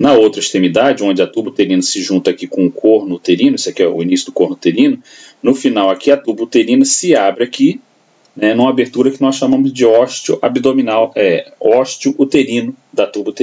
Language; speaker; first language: Portuguese; native; Portuguese